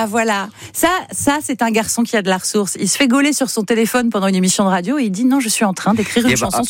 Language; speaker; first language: French; native; French